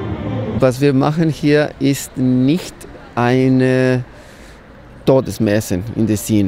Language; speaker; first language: German; non-native, fluent; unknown